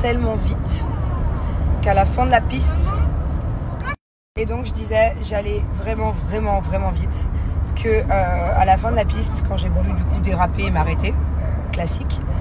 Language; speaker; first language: French; native; French